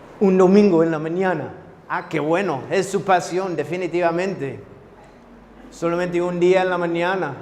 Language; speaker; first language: Spanish; non-native, fluent; English